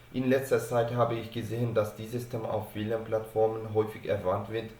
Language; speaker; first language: German; non-native, fluent; Turkish